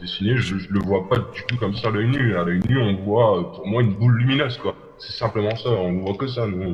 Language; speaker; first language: French; native; French